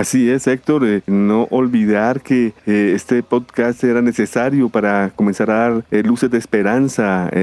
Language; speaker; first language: Spanish; native; Spanish